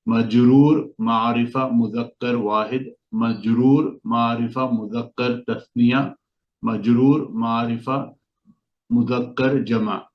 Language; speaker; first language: Arabic; non-native, learner; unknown